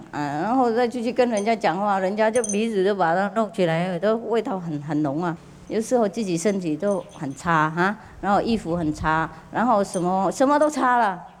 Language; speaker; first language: Chinese; non-native, fluent; Vietnamese